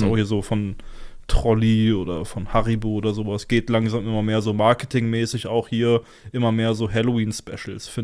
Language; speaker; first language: German; native; German